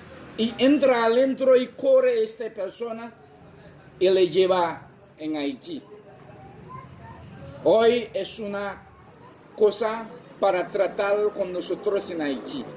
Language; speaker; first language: Spanish; non-native, local second language; Haitian Creole